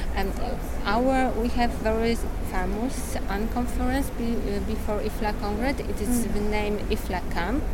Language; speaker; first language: English; non-native, learner; Polish